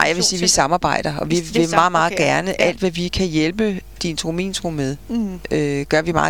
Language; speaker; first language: Danish; native; Danish